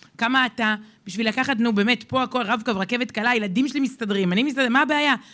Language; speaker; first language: Hebrew; native; Hebrew